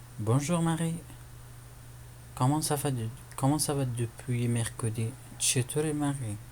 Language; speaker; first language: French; non-native, fluent; Persian